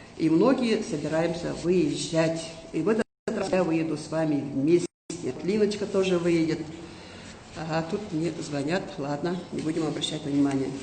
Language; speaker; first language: Russian; non-native, local second language; Kazakh